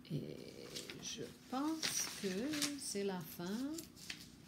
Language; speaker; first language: French; non-native, fluent; English